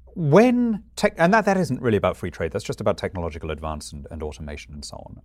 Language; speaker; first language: English; native; English